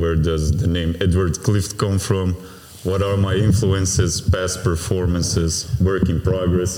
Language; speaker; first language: English; non-native, fluent; Dutch